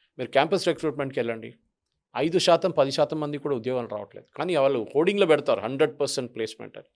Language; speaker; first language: Telugu; non-native, fluent; Malayalam